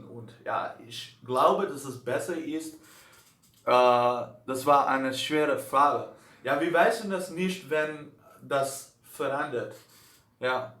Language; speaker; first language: German; non-native, learner; Dutch